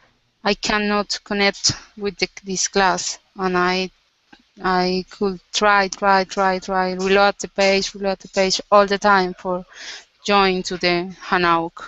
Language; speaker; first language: English; non-native, learner; Spanish